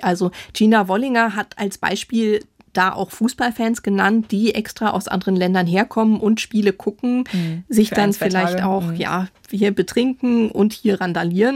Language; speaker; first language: German; native; German